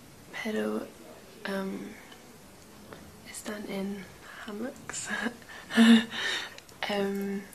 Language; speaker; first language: Spanish; non-native, learner; English